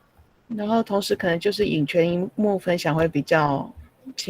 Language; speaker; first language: Chinese; native; Chinese